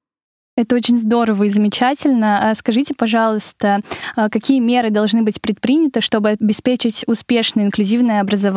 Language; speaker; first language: Russian; native; Russian